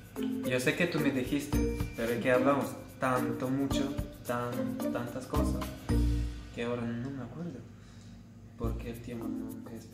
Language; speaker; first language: Spanish; non-native, fluent; Lithuanian